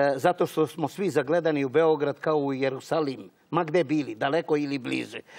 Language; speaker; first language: Croatian; early bilingual, heritage; Serbian